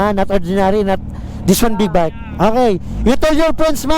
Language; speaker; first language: English; non-native, learner; Filipino